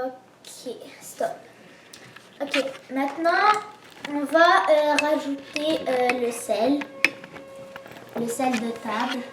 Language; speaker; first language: French; native; French